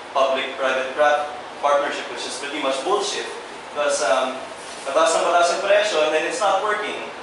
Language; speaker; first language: English; non-native, local second language; Filipino